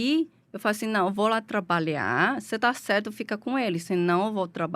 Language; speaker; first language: Portuguese; non-native, learner; Chinese